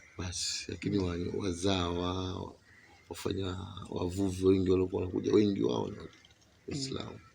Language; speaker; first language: Swahili; native; Swahili